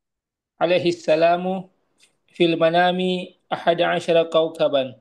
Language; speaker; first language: Arabic; non-native, learner; Indonesian